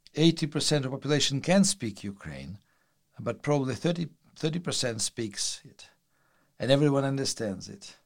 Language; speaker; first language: English; non-native, fluent; Russian